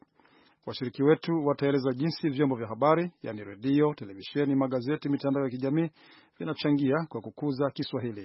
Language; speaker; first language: Swahili; non-native, local second language; Rundi